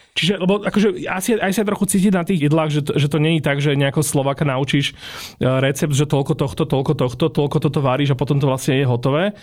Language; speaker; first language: Slovak; native; Slovak